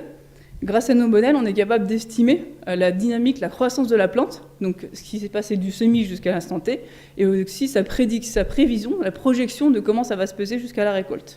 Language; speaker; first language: French; native; French